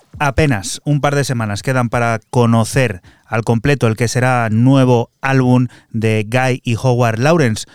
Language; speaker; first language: Spanish; native; Spanish